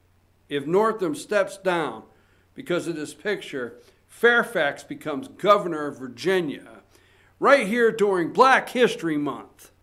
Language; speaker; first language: English; native; English